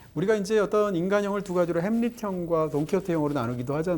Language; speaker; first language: Korean; native; Korean